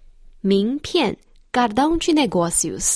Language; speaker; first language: Portuguese; non-native, fluent; Chinese